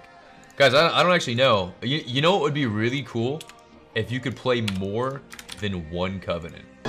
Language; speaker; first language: English; native; English